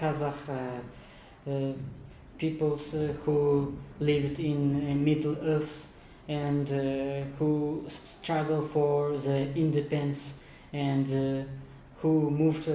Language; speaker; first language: English; non-native, learner; Kazakh